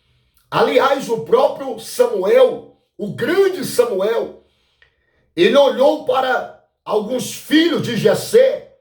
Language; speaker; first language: Portuguese; native; Portuguese